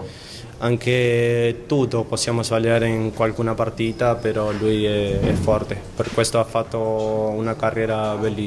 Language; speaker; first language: Italian; non-native, learner; Spanish